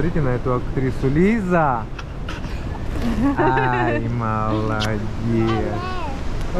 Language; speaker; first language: Russian; native; Russian